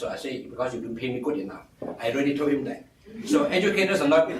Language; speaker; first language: English; non-native, local second language; Min Nan Chinese